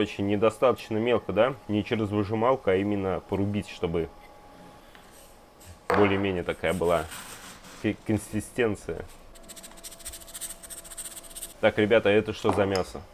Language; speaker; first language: Russian; native; Russian